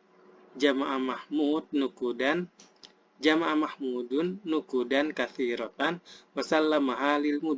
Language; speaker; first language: Arabic; non-native, fluent; Indonesian